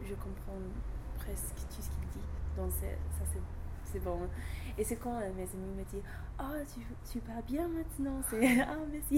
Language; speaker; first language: French; non-native, learner; English